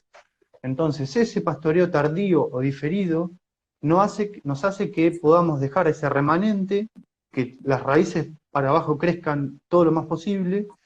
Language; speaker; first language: Spanish; native; Spanish